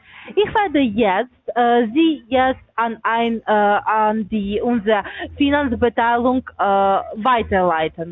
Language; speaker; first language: German; non-native, learner; Russian